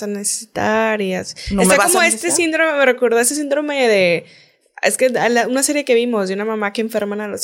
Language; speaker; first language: Spanish; native; Spanish